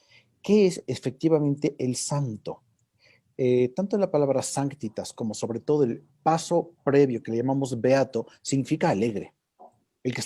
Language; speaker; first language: Spanish; native; Spanish